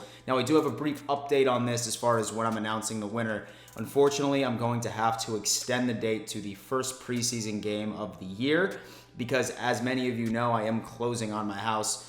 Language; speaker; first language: English; native; English